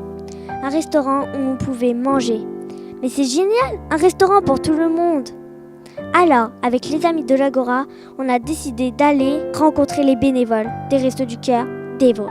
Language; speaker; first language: French; native; French